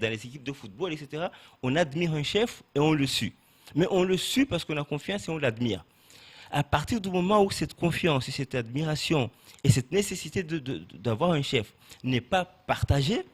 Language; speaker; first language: French; native; French